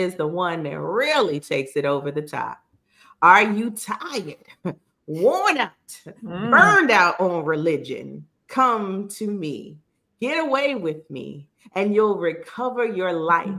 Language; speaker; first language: English; native; English